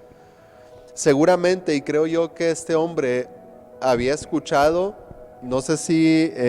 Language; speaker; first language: Spanish; native; Spanish